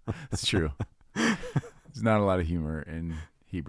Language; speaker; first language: English; native; English